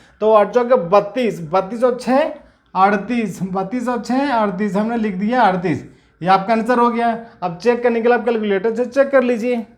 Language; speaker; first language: Hindi; native; Hindi